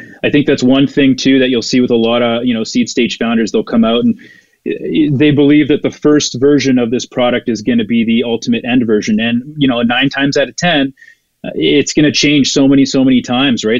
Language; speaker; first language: English; native; English